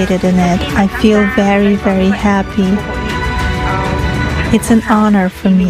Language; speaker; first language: English; non-native, fluent; Vietnamese